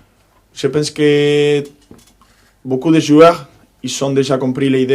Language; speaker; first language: French; non-native, fluent; Spanish